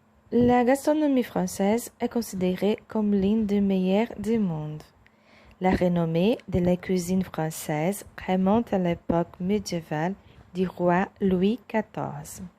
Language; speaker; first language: French; non-native, learner; Portuguese